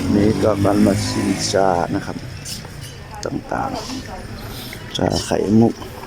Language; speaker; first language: Thai; native; Thai